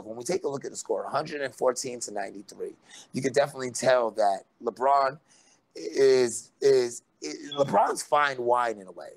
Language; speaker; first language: English; native; English